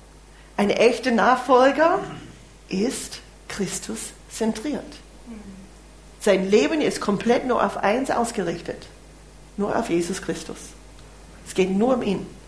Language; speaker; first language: German; non-native, fluent; English